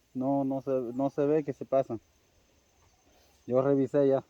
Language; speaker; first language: Spanish; native; Spanish